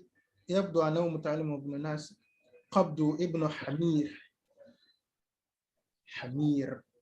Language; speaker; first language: Arabic; non-native, fluent; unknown